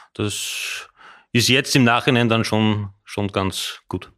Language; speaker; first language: German; native; German